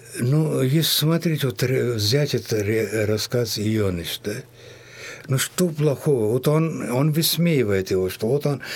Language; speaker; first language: Russian; non-native, fluent; Hindi